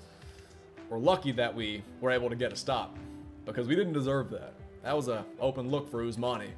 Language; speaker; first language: English; native; English